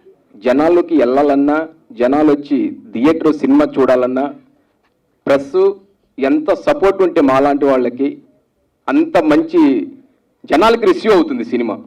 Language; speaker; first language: Telugu; native; Telugu